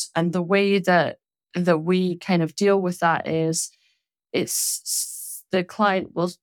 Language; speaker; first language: English; native; English